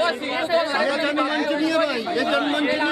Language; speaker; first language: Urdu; non-native, local second language; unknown